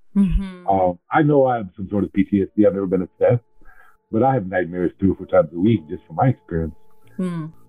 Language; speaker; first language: English; native; English